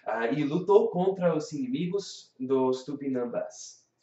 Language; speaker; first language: Portuguese; non-native, learner; English